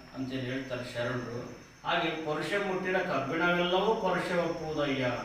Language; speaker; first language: Kannada; native; Kannada